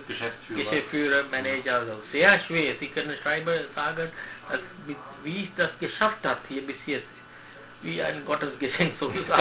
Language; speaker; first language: German; non-native, learner; Sinhala